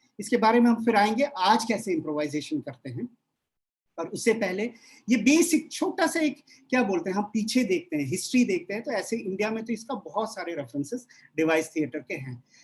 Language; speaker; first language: Hindi; non-native, local second language; Bangla